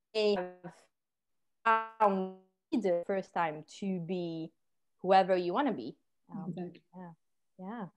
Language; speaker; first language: English; non-native, fluent; French